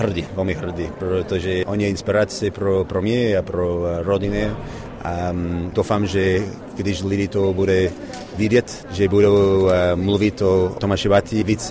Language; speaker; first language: Czech; non-native, learner; English